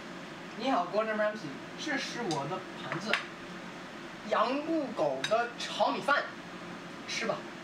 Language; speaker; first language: Chinese; non-native, learner; English